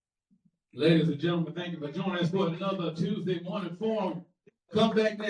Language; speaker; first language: English; native; English